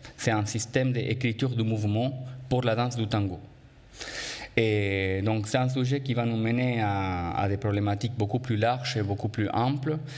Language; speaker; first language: French; non-native, fluent; Spanish